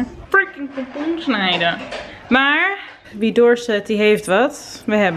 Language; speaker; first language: Dutch; native; Dutch